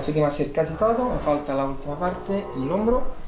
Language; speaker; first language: Spanish; non-native, fluent; Italian